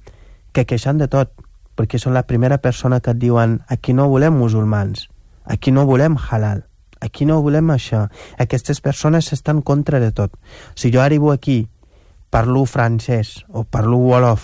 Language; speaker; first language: Catalan; non-native, local second language; Wolof